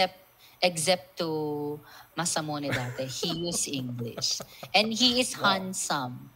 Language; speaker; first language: English; non-native, local second language; Filipino